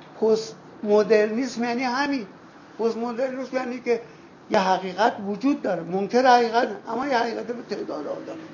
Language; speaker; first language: Persian; native; Persian